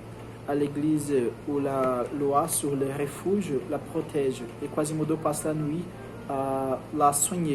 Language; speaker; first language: French; non-native, learner; Portuguese